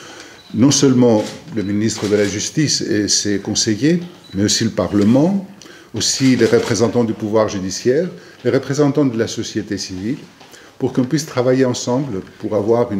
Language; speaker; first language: French; non-native, fluent; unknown